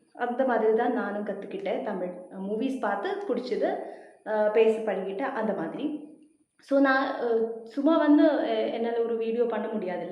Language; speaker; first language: Tamil; non-native, learner; Malayalam